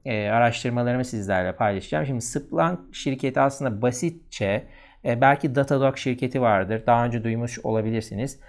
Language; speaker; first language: Turkish; native; Turkish